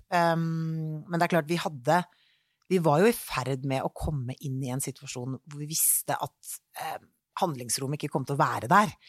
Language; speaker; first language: Norwegian; native; Norwegian